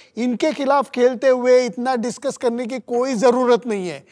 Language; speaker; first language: Hindi; non-native, local second language; Marathi